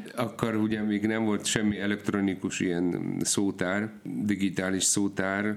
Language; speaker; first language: Hungarian; non-native, fluent; Polish